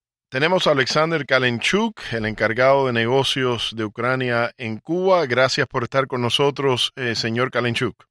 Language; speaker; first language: Spanish; native; Spanish